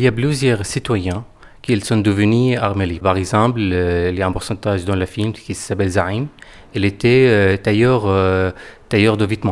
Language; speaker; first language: French; non-native, fluent; Arabic